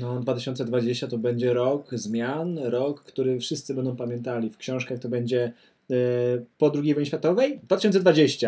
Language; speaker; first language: Polish; native; Polish